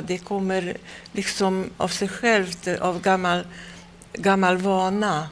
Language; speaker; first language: Swedish; non-native, fluent; Hungarian